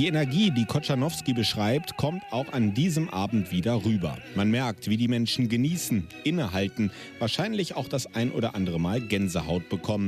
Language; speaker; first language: German; native; German